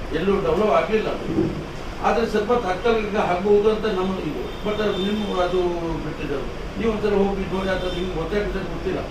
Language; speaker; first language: Kannada; non-native, local second language; Urdu